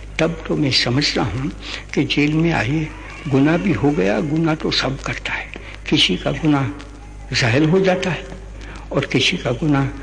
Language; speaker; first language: Hindi; non-native, local second language; Gujarati